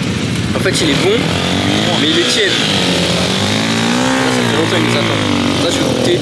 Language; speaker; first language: French; native; French